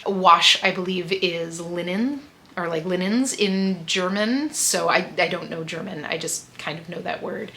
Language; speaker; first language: English; native; English